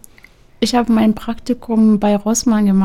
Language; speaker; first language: German; non-native, local second language; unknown